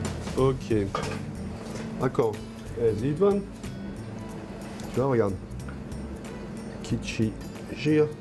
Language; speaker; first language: Hungarian; non-native, learner; French